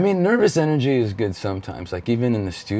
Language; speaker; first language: English; native; English